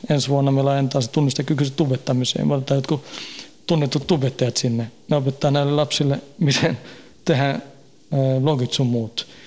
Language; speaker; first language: Finnish; early bilingual, heritage; Finnish